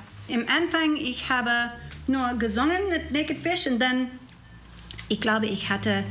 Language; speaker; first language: German; non-native, learner; English